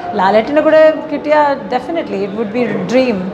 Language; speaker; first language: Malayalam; non-native, learner; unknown